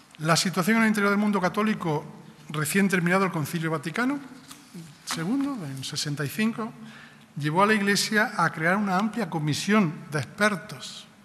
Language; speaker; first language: Spanish; native; Spanish